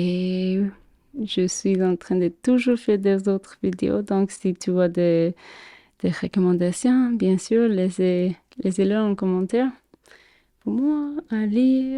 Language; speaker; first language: French; non-native, fluent; English